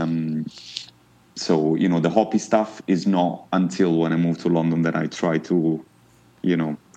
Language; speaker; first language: English; non-native, fluent; Italian